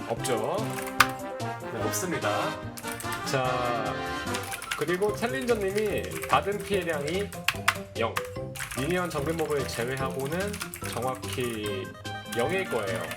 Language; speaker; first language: Korean; native; Korean